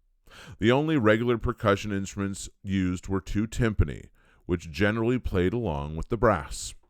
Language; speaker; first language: English; native; English